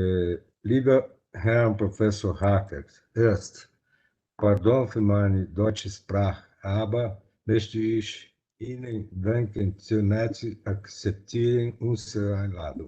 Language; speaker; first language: German; non-native, learner; Portuguese